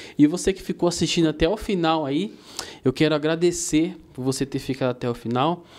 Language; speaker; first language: Portuguese; native; Portuguese